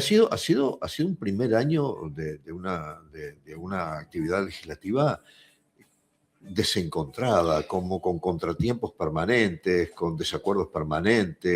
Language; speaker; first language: Spanish; native; Spanish